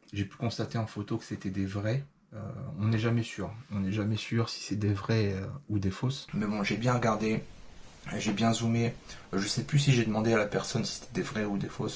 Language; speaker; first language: French; native; French